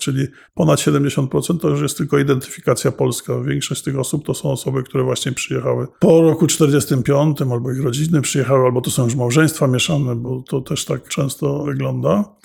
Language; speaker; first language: Polish; non-native, local second language; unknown